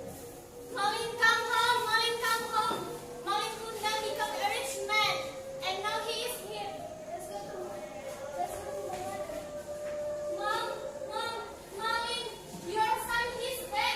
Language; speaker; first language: English; non-native, learner; Indonesian